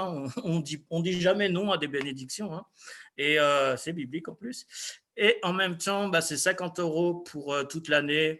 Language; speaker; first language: French; native; French